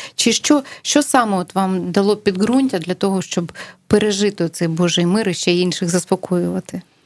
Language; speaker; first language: Ukrainian; native; Ukrainian